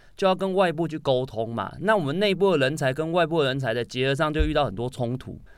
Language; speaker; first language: Chinese; native; Chinese